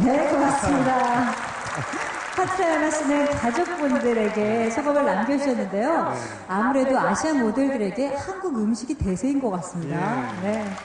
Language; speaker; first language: Korean; native; Korean